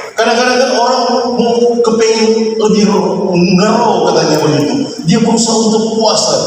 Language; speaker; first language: Indonesian; native; Indonesian